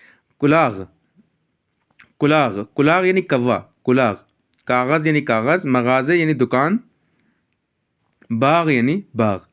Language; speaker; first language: Persian; non-native, fluent; Urdu